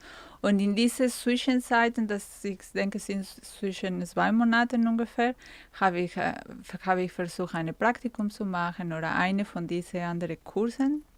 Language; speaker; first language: German; non-native, fluent; Spanish